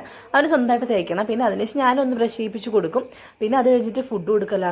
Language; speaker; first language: Malayalam; native; Malayalam